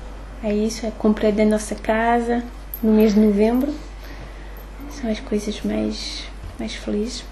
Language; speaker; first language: Portuguese; early bilingual, heritage; French